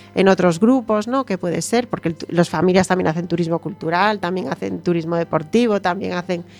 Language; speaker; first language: Spanish; native; Spanish